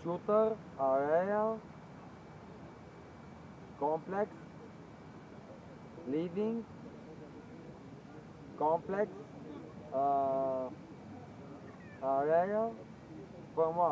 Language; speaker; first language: English; non-native, learner; Bulgarian